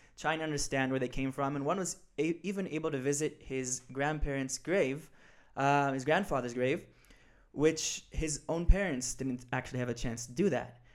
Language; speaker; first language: English; early bilingual, other home language; Hebrew